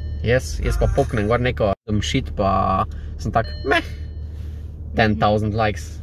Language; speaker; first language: Slovenian; native; Slovenian